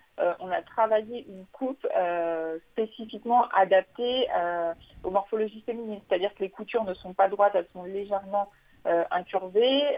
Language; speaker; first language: French; native; French